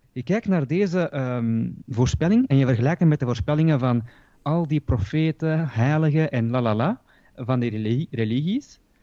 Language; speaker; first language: Dutch; early bilingual, other home language; Turkish